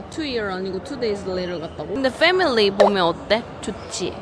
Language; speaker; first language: Korean; non-native, learner; Mongolian